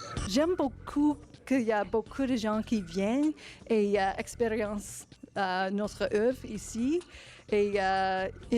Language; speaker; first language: French; non-native, learner; English